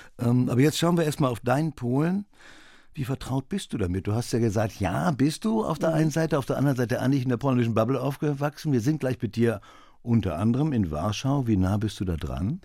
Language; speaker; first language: German; native; German